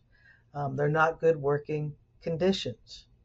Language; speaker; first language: English; native; English